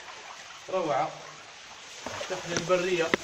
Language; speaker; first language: Arabic; native; Arabic